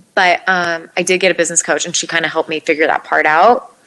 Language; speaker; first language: English; native; English